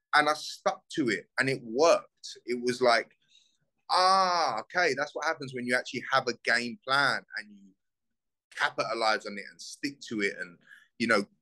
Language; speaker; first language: English; native; English